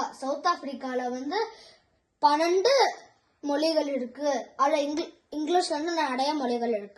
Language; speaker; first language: Tamil; early bilingual, heritage; Tamil